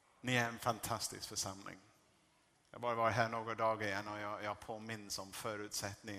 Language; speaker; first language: Swedish; non-native, fluent; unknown